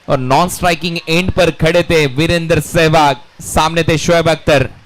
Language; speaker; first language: Hindi; non-native, local second language; Marathi